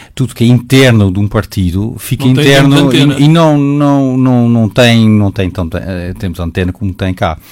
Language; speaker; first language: Portuguese; non-native, fluent; Dutch